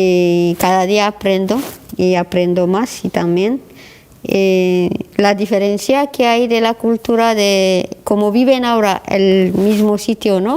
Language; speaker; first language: Spanish; non-native, learner; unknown